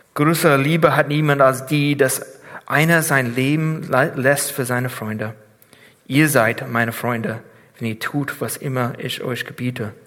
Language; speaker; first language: German; non-native, fluent; English